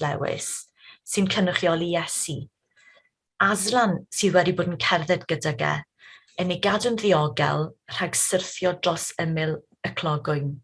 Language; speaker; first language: Welsh; native; Welsh